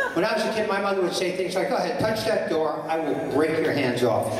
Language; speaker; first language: English; native; English